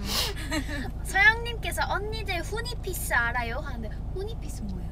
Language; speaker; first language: Korean; non-native, fluent; Japanese